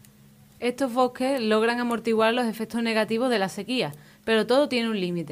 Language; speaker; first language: Spanish; native; Spanish